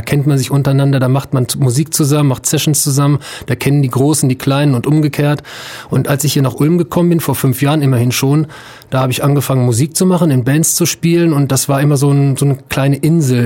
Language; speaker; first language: German; native; German